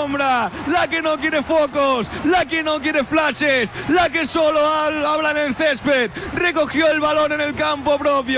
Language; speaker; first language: Spanish; native; Spanish